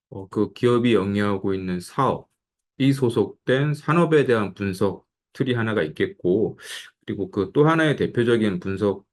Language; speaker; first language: Korean; native; Korean